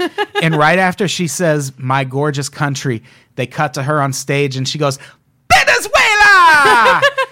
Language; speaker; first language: English; native; English